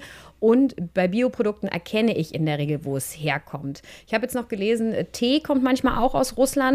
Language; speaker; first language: German; native; German